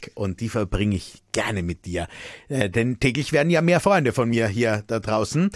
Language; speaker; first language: German; native; German